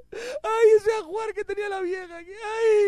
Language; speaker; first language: Spanish; native; Spanish